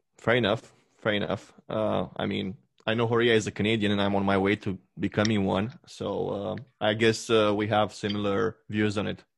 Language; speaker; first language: English; non-native, fluent; Romanian